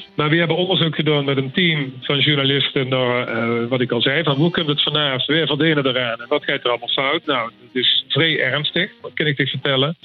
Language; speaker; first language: Dutch; native; Dutch